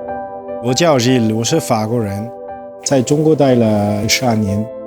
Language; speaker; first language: Chinese; non-native, fluent; French